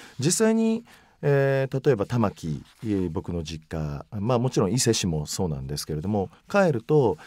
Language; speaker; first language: Japanese; native; Japanese